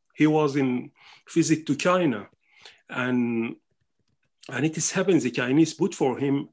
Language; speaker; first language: English; non-native, fluent; Arabic